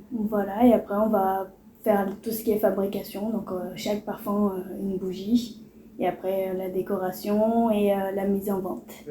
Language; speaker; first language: French; early bilingual, other home language; Portuguese